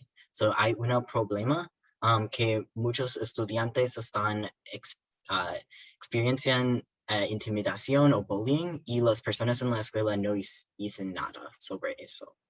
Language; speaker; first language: Spanish; non-native, learner; English